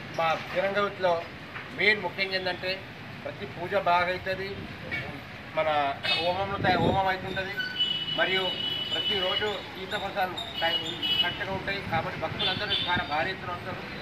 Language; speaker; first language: Telugu; native; Telugu